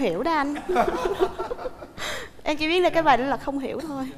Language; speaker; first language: Vietnamese; native; Vietnamese